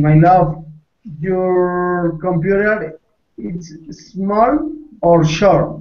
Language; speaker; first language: English; non-native, learner; Spanish